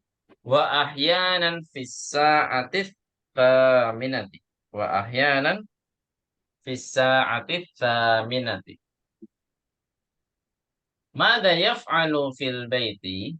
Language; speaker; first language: Arabic; non-native, learner; Indonesian